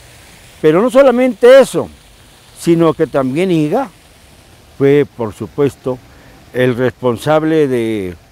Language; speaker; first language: Spanish; native; Spanish